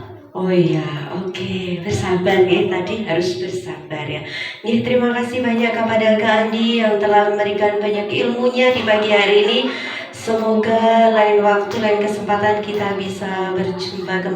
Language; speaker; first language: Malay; non-native, local second language; Javanese